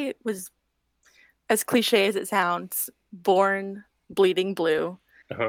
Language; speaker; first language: English; native; English